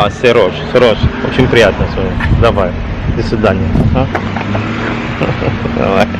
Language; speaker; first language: Russian; non-native, learner; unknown